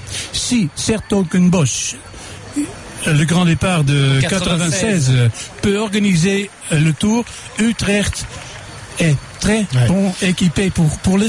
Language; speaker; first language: French; non-native, fluent; Dutch